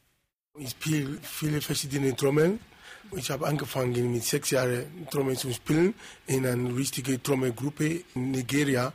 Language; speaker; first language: German; non-native, fluent; Yoruba